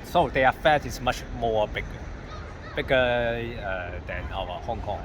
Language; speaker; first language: English; non-native, learner; Cantonese